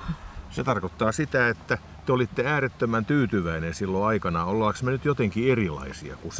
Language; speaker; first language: Finnish; native; Finnish